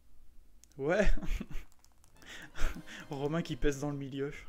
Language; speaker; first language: French; native; French